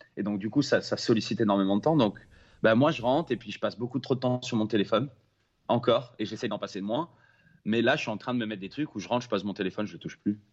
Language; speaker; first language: French; native; French